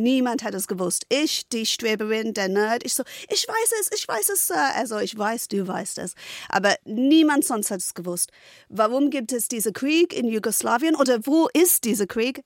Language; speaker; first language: German; non-native, fluent; English